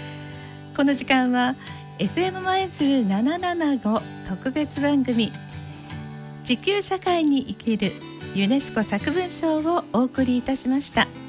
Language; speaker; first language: Japanese; native; Japanese